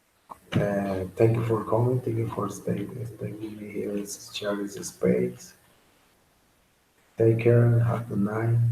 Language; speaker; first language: English; non-native, learner; Spanish